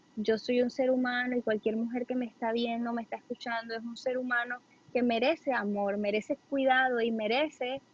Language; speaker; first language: Spanish; native; Spanish